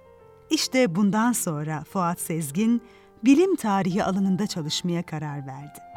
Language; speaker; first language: Turkish; native; Turkish